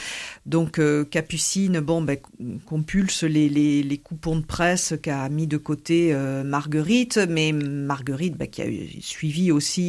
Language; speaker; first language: French; native; French